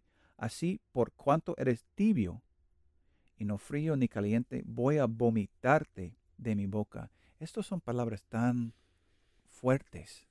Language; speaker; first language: Spanish; non-native, learner; English